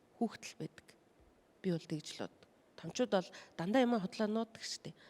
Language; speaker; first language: Mongolian; non-native, local second language; Kazakh